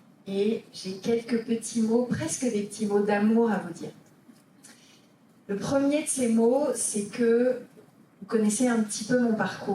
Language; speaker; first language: French; native; French